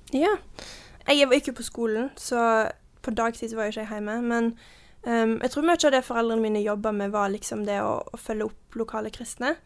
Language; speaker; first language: Norwegian; early bilingual, heritage; Norwegian